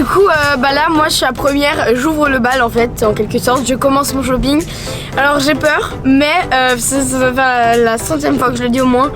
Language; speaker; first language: French; native; French